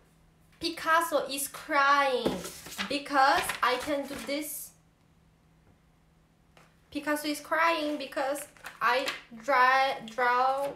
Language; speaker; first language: English; non-native, learner; Portuguese